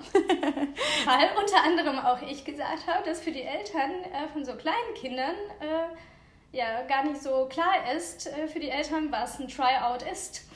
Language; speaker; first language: German; non-native, fluent; Russian